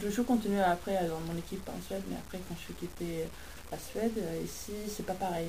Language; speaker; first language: French; non-native, fluent; Swedish